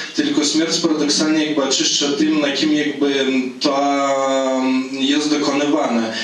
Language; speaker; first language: Polish; non-native, fluent; Belarusian